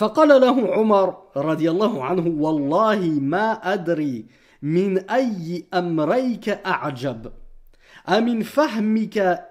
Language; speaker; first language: Arabic; non-native, fluent; French